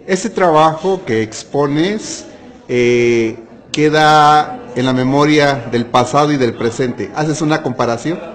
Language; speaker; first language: Spanish; native; Spanish